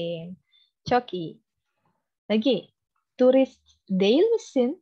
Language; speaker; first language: Turkish; non-native, fluent; Indonesian